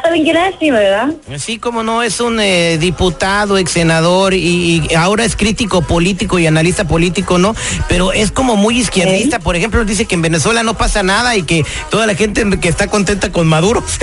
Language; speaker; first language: Spanish; native; Spanish